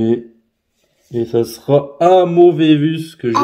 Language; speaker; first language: French; native; French